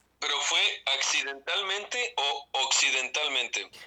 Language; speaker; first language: Spanish; native; Spanish